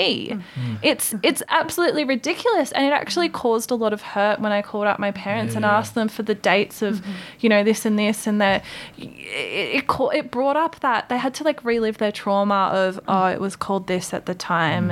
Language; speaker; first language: English; native; English